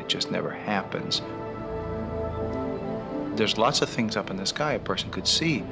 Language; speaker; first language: English; native; English